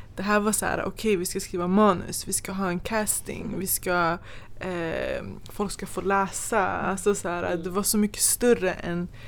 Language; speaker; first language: Swedish; early bilingual, other home language; Persian